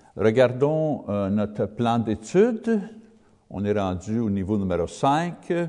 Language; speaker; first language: French; non-native, learner; English